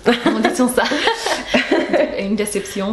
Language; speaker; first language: French; non-native, fluent; English